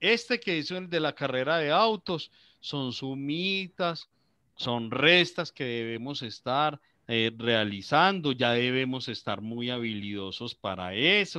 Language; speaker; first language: Spanish; native; Spanish